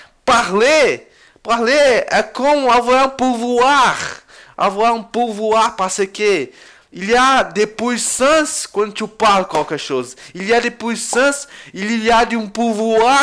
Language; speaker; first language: French; non-native, learner; Portuguese